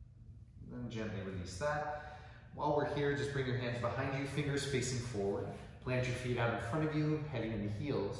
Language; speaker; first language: English; native; English